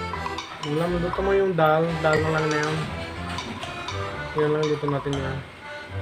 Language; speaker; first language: Filipino; non-native, learner; Punjabi